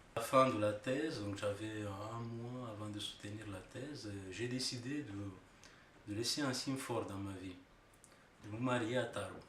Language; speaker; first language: French; non-native, fluent; Romanian